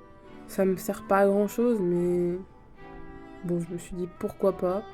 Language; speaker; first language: French; native; French